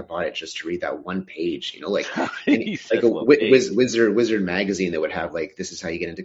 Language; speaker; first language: English; native; English